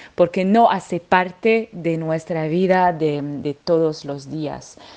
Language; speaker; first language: Spanish; non-native, fluent; French